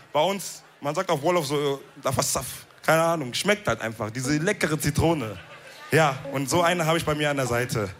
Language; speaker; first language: German; early bilingual, other home language; Wolof